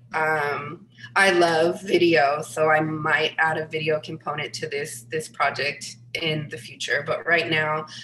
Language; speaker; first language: English; native; English